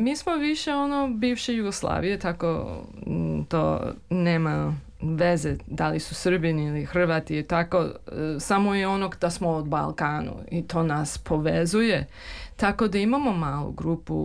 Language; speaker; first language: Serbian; early bilingual, heritage; English